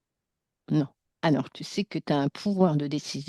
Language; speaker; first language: French; native; French